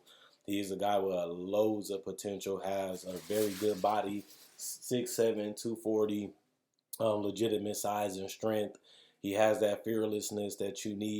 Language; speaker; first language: English; native; English